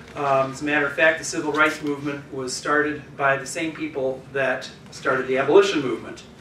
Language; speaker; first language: English; native; English